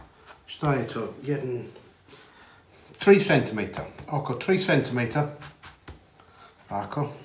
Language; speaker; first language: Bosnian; non-native, learner; English